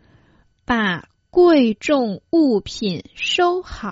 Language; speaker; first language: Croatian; non-native, fluent; Chinese